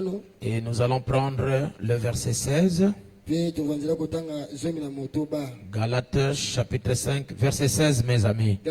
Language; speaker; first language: French; non-native, local second language; Lingala